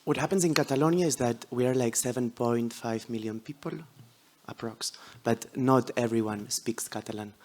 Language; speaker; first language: English; non-native, fluent; Catalan